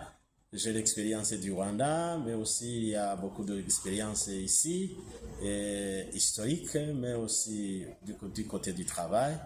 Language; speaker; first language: French; non-native, local second language; Kinyarwanda